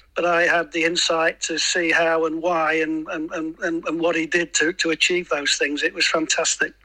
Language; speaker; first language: English; native; English